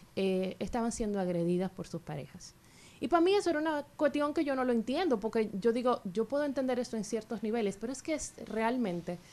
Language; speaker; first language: Spanish; native; Spanish